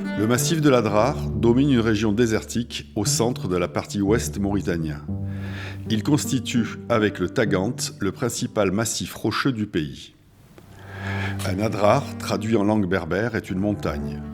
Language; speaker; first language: French; native; French